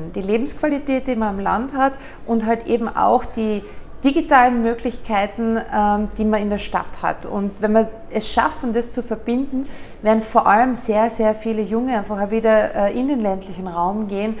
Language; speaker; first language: German; native; German